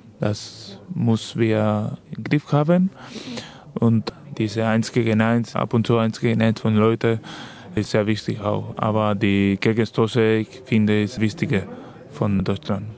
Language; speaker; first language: German; non-native, learner; Spanish